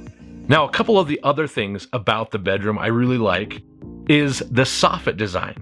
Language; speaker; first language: English; native; English